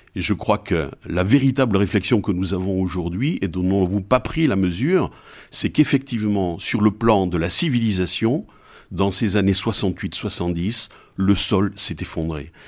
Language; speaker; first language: French; native; French